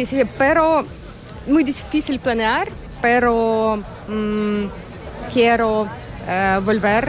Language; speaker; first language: Spanish; non-native, learner; Ukrainian